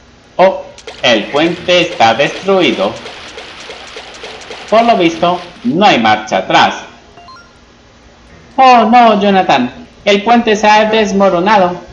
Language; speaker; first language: Spanish; native; Spanish